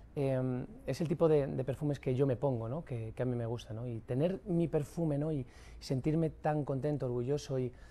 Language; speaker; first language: Spanish; native; Spanish